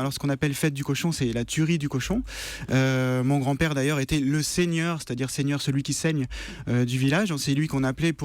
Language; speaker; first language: French; native; French